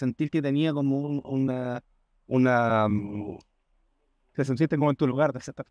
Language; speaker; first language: Spanish; native; Spanish